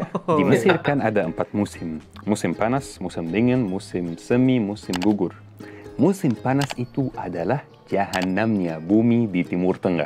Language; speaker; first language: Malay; non-native, fluent; Arabic